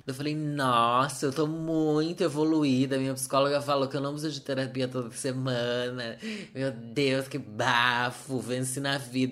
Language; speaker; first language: Portuguese; native; Portuguese